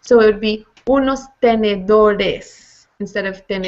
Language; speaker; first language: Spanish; non-native, fluent; English